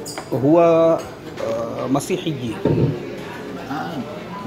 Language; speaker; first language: Arabic; non-native, learner; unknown